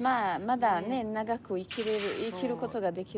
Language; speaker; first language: Japanese; non-native, fluent; French